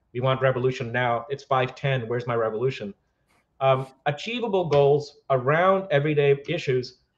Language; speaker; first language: English; non-native, local second language; Hindi